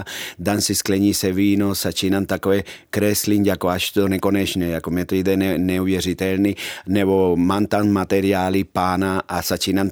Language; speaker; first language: Czech; non-native, fluent; Spanish